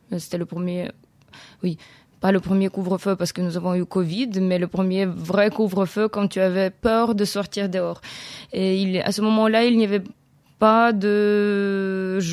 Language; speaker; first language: French; non-native, fluent; Ukrainian